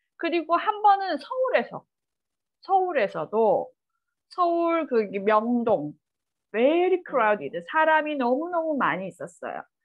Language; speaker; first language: Korean; native; Korean